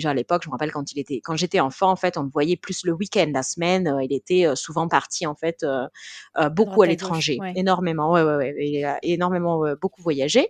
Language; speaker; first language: French; early bilingual, heritage; French